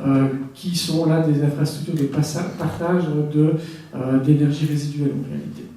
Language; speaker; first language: French; native; French